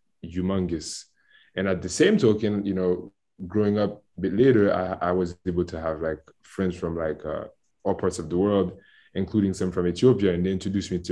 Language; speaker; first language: English; non-native, fluent; Haitian Creole